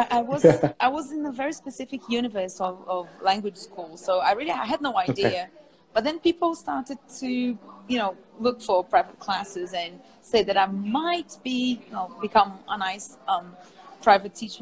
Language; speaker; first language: English; non-native, fluent; Portuguese